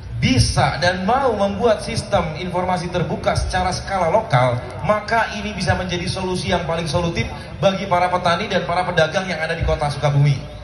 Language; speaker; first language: Indonesian; native; Indonesian